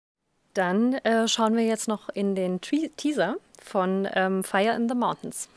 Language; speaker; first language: German; native; German